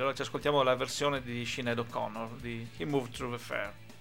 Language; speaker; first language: Italian; native; Italian